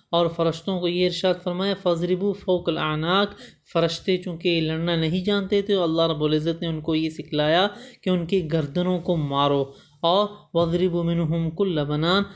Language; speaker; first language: Urdu; native; Urdu